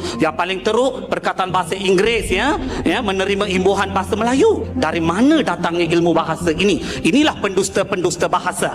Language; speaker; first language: Malay; native; Malay